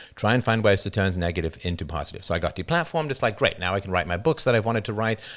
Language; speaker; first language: English; native; English